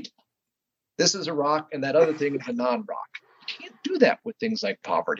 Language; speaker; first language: English; native; English